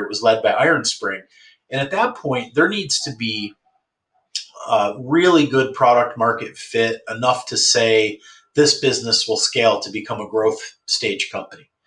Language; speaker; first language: English; native; English